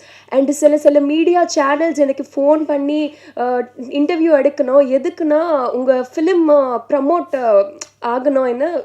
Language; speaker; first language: Tamil; non-native, learner; Telugu